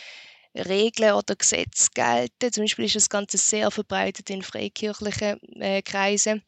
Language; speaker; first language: German; native; German